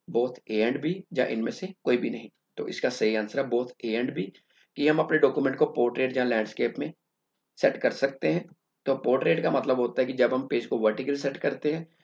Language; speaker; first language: Hindi; non-native, local second language; Punjabi